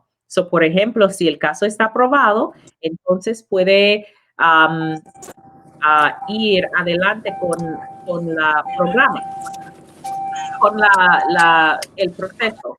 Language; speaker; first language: Spanish; non-native, learner; English